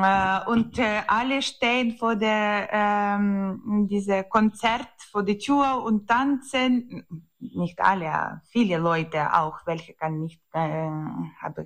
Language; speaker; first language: German; non-native, learner; Ukrainian